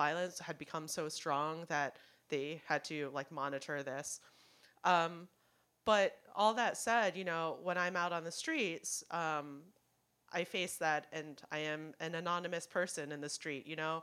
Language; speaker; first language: English; non-native, local second language; Cantonese